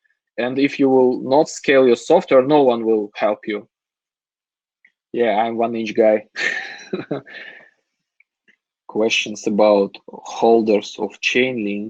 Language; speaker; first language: English; non-native, fluent; Russian